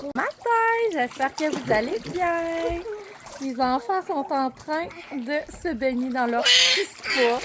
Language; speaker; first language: French; native; French